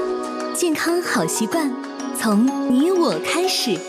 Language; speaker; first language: Chinese; native; Chinese